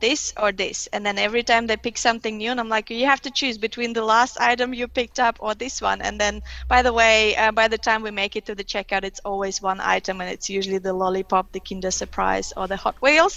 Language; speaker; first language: English; non-native, fluent; Russian